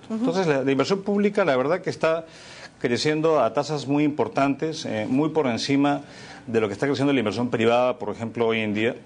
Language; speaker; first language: Spanish; native; Spanish